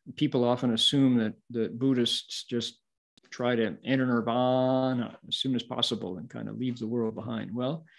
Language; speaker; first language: English; native; English